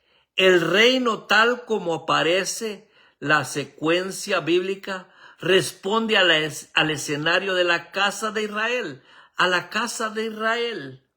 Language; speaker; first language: Spanish; native; Spanish